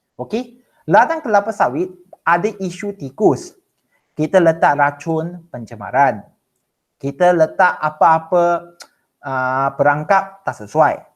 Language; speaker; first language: Malay; non-native, local second language; Chinese